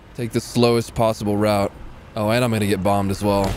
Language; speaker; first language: English; native; English